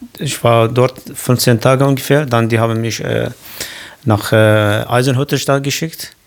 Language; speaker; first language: German; non-native, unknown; Kurdish